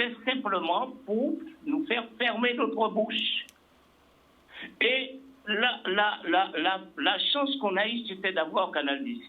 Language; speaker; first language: French; native; French